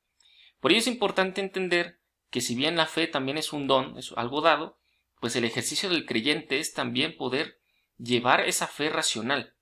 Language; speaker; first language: Spanish; native; Spanish